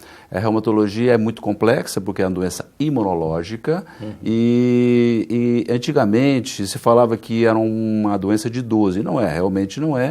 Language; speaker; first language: Portuguese; native; Portuguese